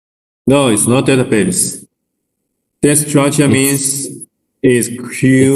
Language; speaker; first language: English; non-native, learner; Chinese